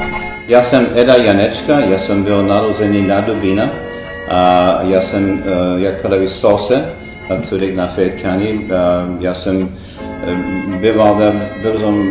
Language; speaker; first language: Czech; early bilingual, heritage; Czech